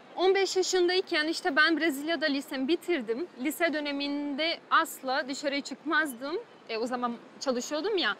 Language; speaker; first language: Turkish; non-native, fluent; Portuguese